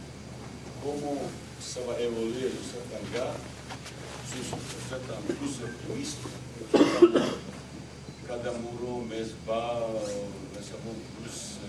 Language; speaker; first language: French; non-native, learner; Bosnian